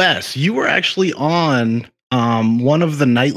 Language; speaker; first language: English; native; English